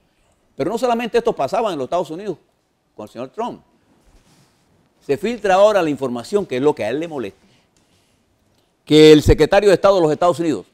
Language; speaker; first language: Spanish; native; Spanish